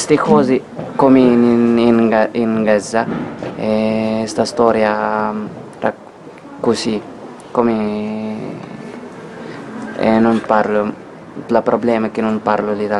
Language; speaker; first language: Italian; non-native, learner; Arabic